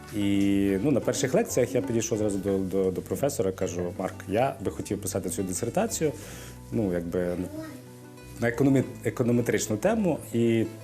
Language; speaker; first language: Ukrainian; native; Ukrainian